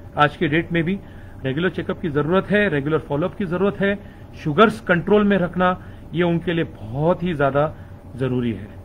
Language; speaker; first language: Hindi; non-native, local second language; Marathi